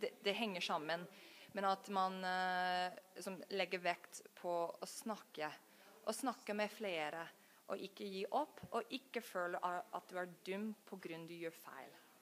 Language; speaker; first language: Norwegian; non-native, fluent; English